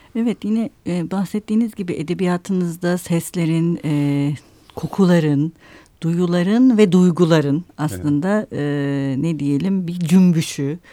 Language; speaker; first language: Turkish; native; Turkish